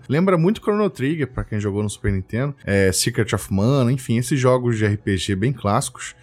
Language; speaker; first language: Portuguese; native; Portuguese